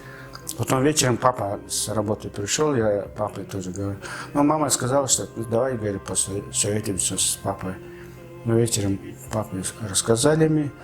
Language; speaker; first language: Russian; non-native, fluent; Mongolian